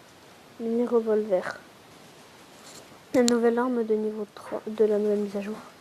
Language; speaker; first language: French; native; French